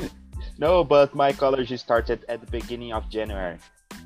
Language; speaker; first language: English; non-native, learner; Portuguese